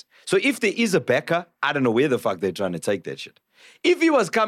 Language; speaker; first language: English; non-native, local second language; Zulu